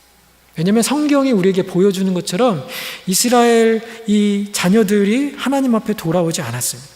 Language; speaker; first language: Korean; native; Korean